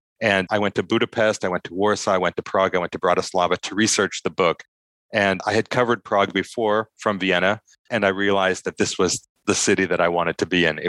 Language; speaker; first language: English; native; English